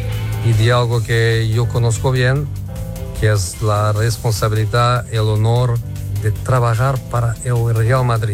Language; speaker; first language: Spanish; non-native, fluent; Portuguese